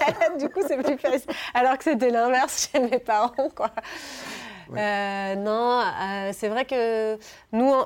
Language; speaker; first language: French; native; French